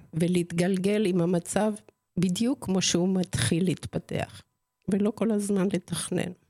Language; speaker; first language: Hebrew; non-native, fluent; Spanish